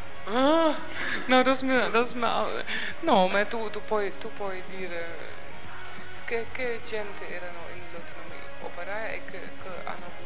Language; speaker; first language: Italian; non-native, learner; Dutch